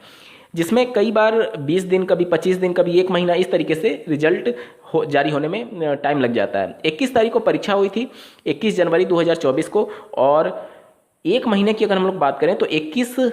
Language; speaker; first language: Hindi; native; Hindi